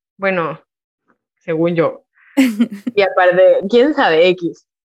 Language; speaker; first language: Spanish; native; Spanish